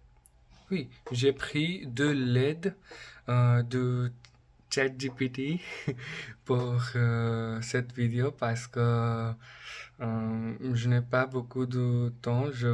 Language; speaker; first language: French; non-native, learner; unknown